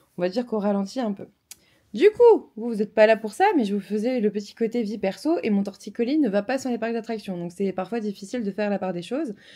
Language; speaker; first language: French; native; French